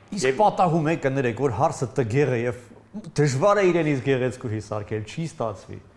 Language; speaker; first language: Armenian; native; Armenian